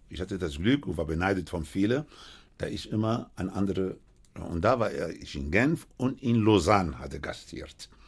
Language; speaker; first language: German; non-native, fluent; Spanish